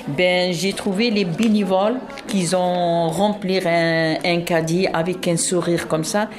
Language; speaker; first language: French; non-native, local second language; Arabic